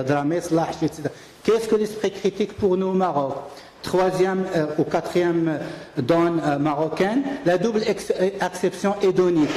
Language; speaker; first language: French; non-native, local second language; Arabic